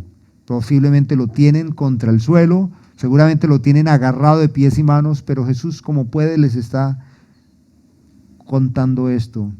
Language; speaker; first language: Spanish; native; Spanish